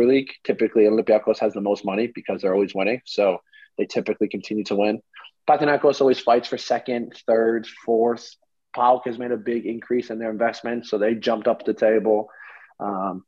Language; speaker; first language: English; early bilingual, other home language; Greek